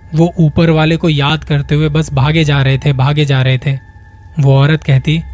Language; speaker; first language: Hindi; native; Hindi